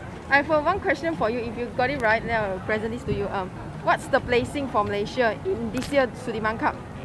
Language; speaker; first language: English; non-native, local second language; Chinese